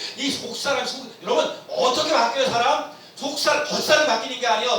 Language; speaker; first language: Korean; native; Korean